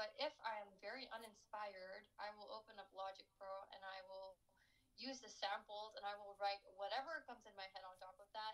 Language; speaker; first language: English; non-native, local second language; Urdu